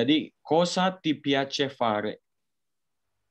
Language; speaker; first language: Italian; non-native, fluent; Indonesian